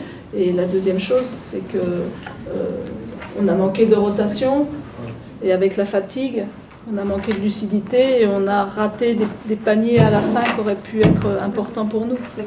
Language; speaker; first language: French; native; French